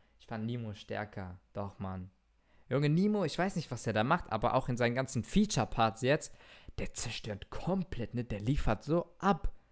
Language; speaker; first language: German; early bilingual, other home language; Turkish